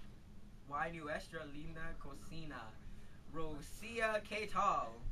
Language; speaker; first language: Spanish; non-native, learner; English